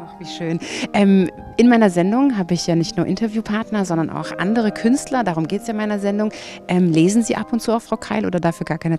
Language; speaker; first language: German; native; German